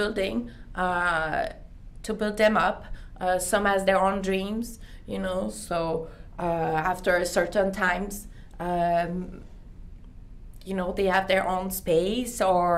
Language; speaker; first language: English; non-native, learner; French